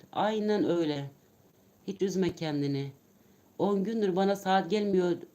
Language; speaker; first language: Turkish; native; Turkish